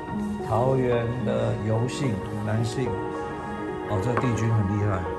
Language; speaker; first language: Chinese; native; Chinese